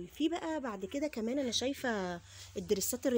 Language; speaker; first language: Arabic; native; Arabic